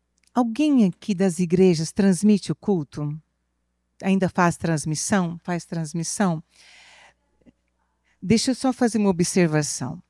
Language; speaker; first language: Portuguese; native; Portuguese